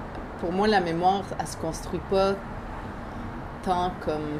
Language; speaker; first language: French; early bilingual, other home language; Spanish